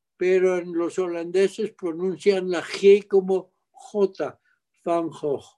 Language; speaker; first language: Spanish; non-native, fluent; Dutch